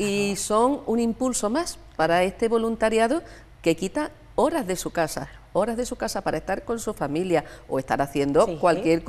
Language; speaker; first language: Spanish; native; Spanish